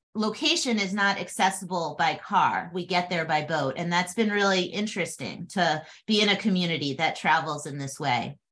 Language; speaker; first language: English; native; English